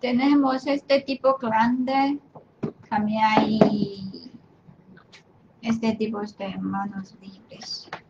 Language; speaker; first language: Spanish; non-native, fluent; Chinese